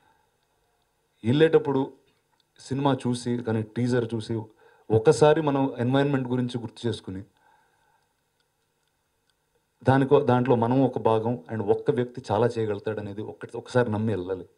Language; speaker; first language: Telugu; native; Telugu